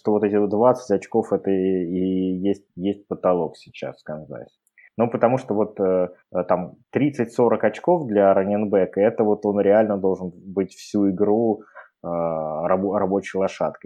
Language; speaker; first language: Russian; native; Russian